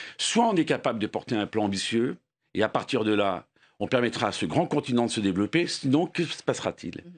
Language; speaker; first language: French; native; French